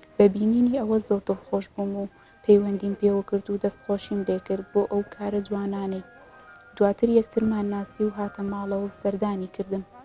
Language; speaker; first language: Central Kurdish; native; Central Kurdish